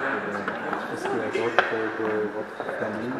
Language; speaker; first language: French; non-native, fluent; English